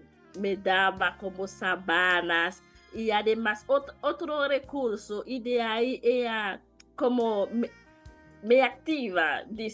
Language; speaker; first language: Spanish; non-native, learner; Haitian Creole